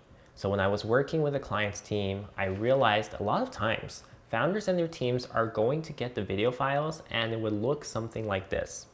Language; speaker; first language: English; native; English